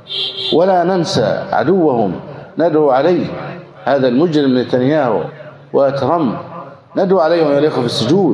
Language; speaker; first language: Arabic; native; Arabic